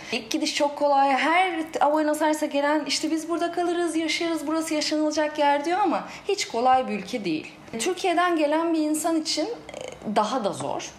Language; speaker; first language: Turkish; native; Turkish